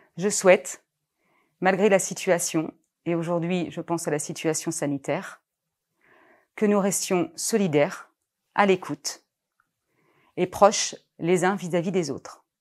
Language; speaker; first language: French; native; French